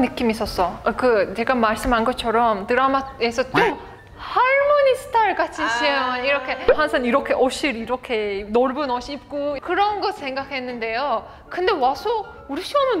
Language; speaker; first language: Korean; non-native, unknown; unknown